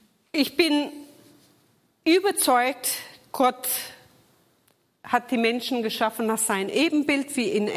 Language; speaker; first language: German; non-native, fluent; Portuguese